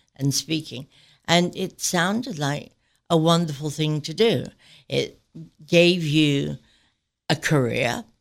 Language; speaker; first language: English; native; English